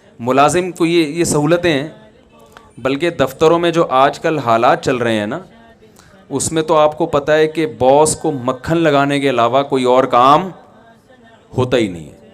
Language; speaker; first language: Urdu; native; Urdu